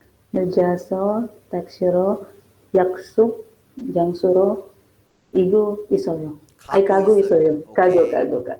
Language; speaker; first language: Korean; non-native, learner; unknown